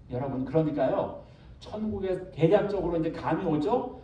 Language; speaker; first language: Korean; native; Korean